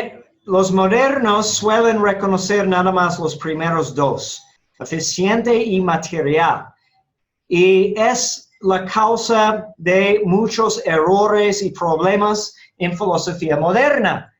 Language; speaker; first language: Spanish; non-native, fluent; English